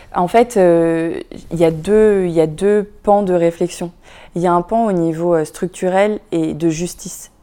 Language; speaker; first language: French; early bilingual, other home language; Vietnamese